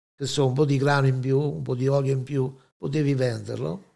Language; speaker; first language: Italian; native; Italian